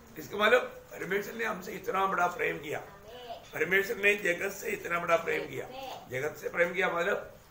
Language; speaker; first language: Hindi; non-native, local second language; Malayalam